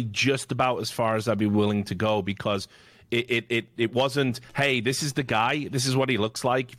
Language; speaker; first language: English; native; English